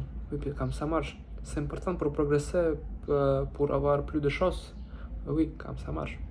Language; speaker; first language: French; non-native, learner; Russian